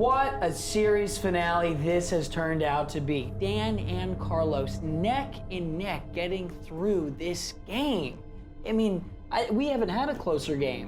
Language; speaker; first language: English; native; English